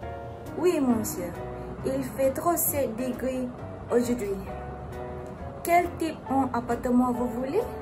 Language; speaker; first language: French; non-native, learner; Malay